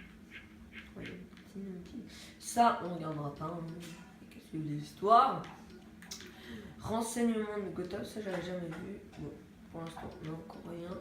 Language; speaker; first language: French; native; French